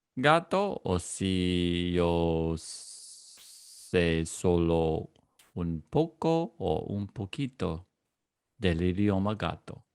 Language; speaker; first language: Spanish; non-native, fluent; English